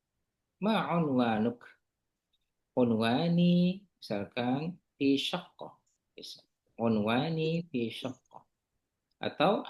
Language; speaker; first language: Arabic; non-native, fluent; Indonesian